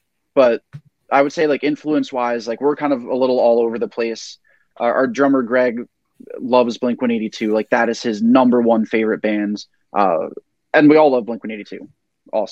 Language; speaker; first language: English; native; English